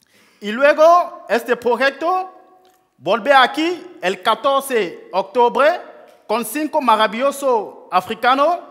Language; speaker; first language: Spanish; non-native, fluent; French